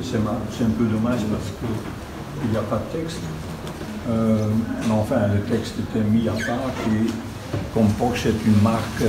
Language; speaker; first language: French; non-native, local second language; Dutch